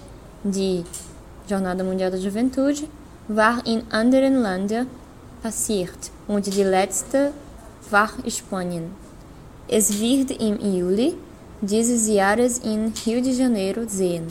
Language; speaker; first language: German; non-native, learner; Portuguese